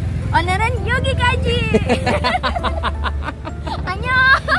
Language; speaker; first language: Korean; non-native, learner; Indonesian